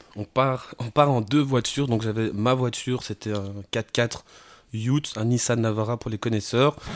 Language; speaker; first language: French; native; French